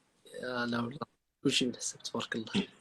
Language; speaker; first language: Arabic; native; Arabic